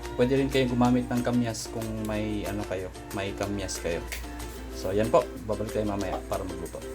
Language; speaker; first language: Filipino; non-native, local second language; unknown